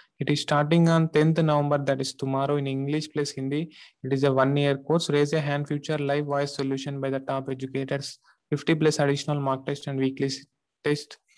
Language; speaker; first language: English; non-native, local second language; Telugu